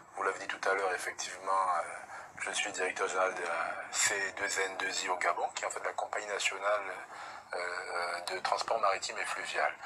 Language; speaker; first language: French; native; French